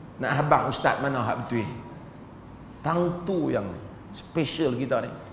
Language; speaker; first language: Malay; native; Malay